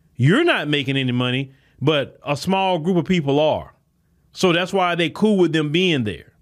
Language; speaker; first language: English; native; English